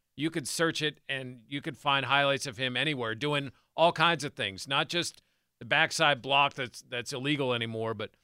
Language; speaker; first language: English; native; English